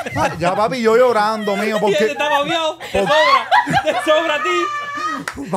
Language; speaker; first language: Spanish; native; Spanish